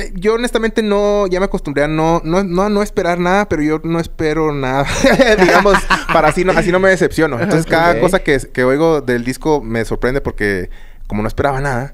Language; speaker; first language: Spanish; native; Spanish